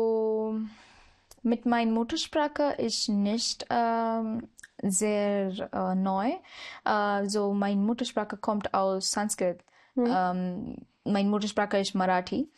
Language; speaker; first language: German; non-native, learner; Marathi